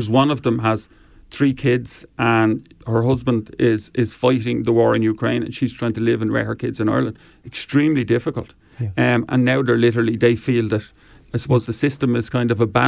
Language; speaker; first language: English; native; English